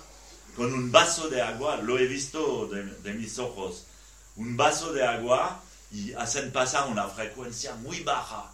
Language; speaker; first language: Spanish; non-native, learner; French